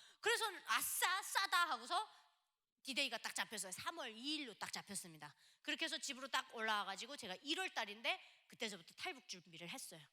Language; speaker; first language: Korean; native; Korean